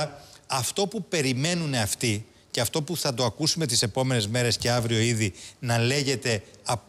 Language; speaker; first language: Greek; native; Greek